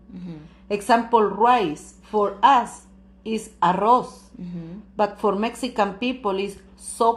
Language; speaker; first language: English; non-native, learner; Spanish